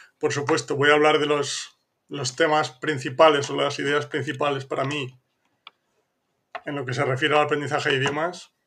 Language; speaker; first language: Spanish; native; Spanish